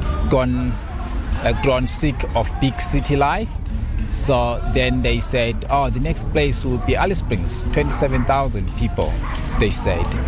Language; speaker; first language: English; non-native, local second language; Shona